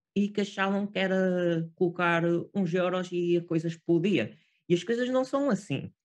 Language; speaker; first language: Portuguese; native; Portuguese